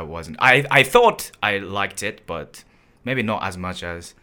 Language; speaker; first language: English; non-native, fluent; Japanese